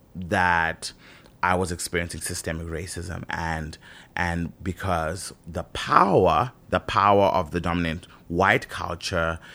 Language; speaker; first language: English; non-native, local second language; Shona